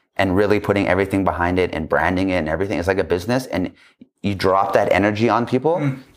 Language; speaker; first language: English; native; English